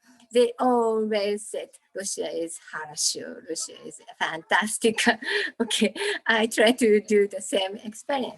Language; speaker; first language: English; non-native, learner; Japanese